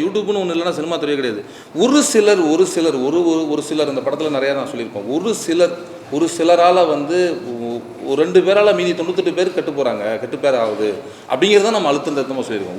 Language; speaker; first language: Tamil; native; Tamil